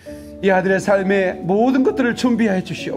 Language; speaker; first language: Korean; native; Korean